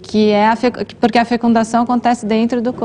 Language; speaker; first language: Portuguese; native; Portuguese